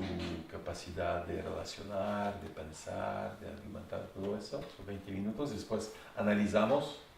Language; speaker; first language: Spanish; non-native, fluent; French